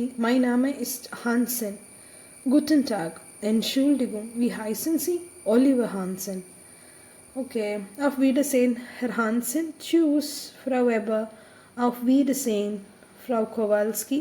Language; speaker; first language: German; non-native, learner; Malayalam